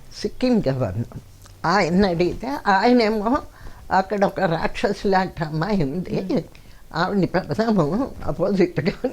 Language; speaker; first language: Telugu; non-native, local second language; Kannada